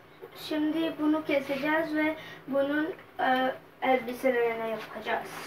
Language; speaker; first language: Turkish; non-native, learner; Urdu